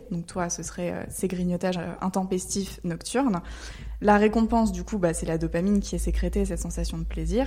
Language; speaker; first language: French; native; French